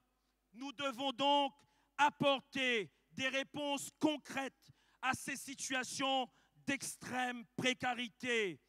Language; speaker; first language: French; native; French